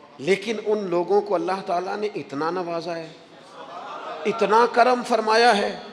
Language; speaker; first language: Urdu; non-native, local second language; Punjabi